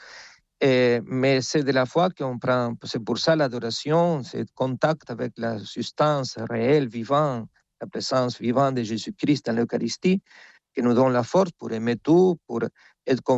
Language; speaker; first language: French; non-native, fluent; Spanish